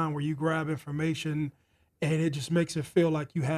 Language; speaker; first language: English; native; English